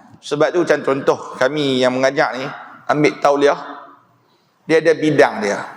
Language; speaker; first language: Malay; native; Malay